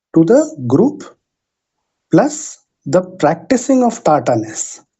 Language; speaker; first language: English; non-native, local second language; Hindi